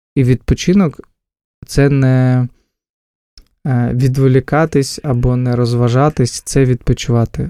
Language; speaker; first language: Ukrainian; non-native, local second language; Russian